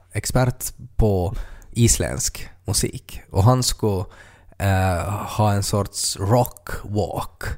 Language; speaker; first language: Swedish; native; Swedish